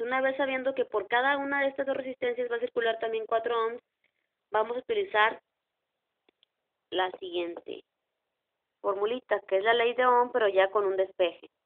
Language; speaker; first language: Spanish; native; Spanish